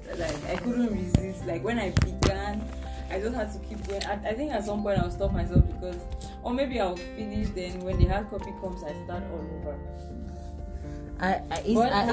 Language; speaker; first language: English; non-native, local second language; French